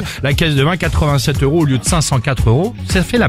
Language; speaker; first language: French; native; French